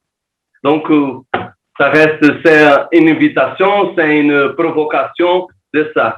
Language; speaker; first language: French; non-native, learner; Portuguese